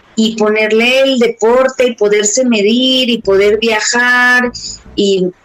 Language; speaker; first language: Spanish; native; Spanish